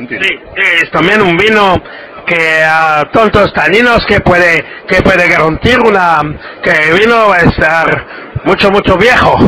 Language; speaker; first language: Spanish; non-native, learner; French